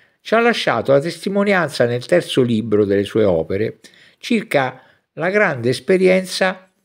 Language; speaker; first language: Italian; native; Italian